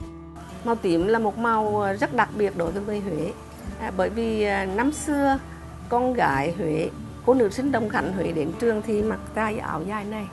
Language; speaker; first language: Vietnamese; native; Vietnamese